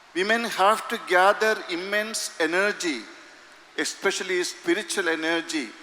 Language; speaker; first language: English; non-native, local second language; Malayalam